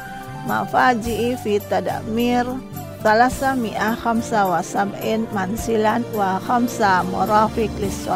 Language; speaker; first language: Arabic; non-native, learner; Indonesian